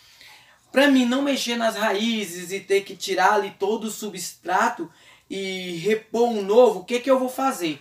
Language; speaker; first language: Portuguese; native; Portuguese